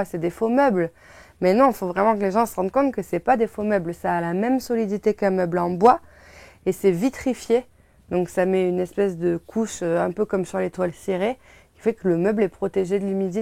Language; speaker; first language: French; native; French